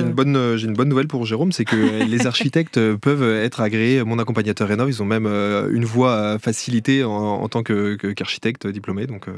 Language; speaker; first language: French; native; French